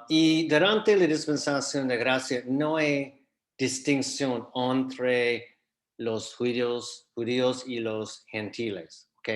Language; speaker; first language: Spanish; non-native, fluent; English